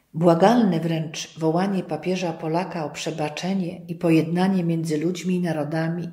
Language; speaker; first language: Polish; native; Polish